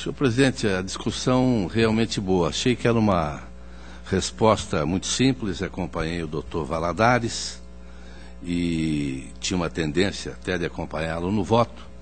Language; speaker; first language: Portuguese; native; Portuguese